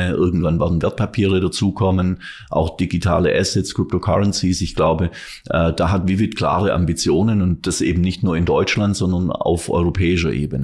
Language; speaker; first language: German; native; German